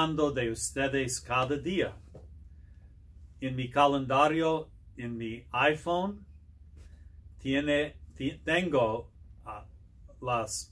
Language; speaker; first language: Spanish; non-native, learner; English